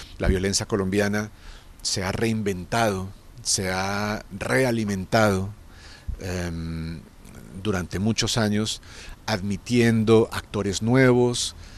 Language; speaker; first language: Spanish; native; Spanish